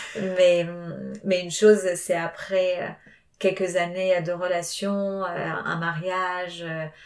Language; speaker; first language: French; non-native, fluent; Spanish